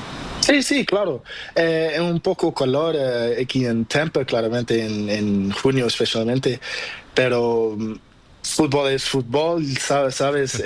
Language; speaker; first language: Spanish; non-native, learner; Portuguese